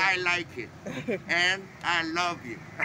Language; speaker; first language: English; non-native, learner; Korean